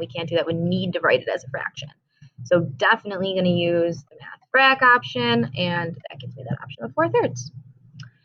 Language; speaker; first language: English; native; English